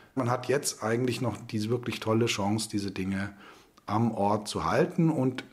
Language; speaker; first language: German; native; German